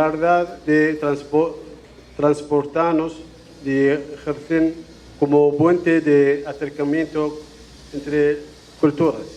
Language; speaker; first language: Spanish; non-native, fluent; Arabic